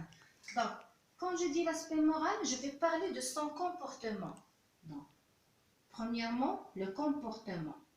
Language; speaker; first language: French; non-native, local second language; Arabic